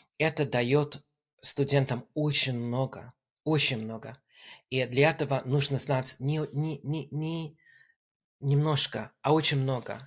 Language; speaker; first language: Russian; non-native, fluent; English